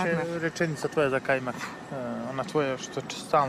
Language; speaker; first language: Serbian; native; Serbian